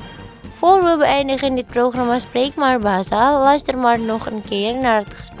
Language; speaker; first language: Dutch; non-native, learner; Indonesian